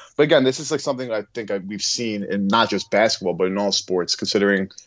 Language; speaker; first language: English; native; English